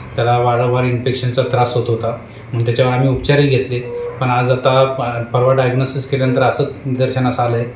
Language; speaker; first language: Marathi; native; Marathi